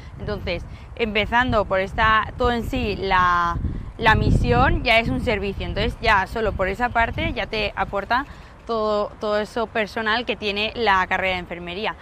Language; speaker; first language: Spanish; native; Spanish